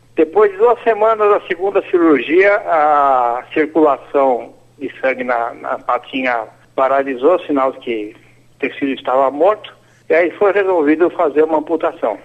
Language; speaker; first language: Portuguese; native; Portuguese